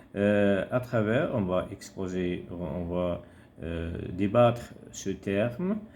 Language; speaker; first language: French; non-native, local second language; Arabic